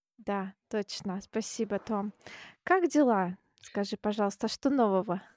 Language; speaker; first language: Russian; native; Russian